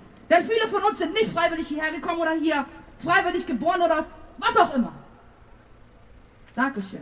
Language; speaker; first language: German; native; German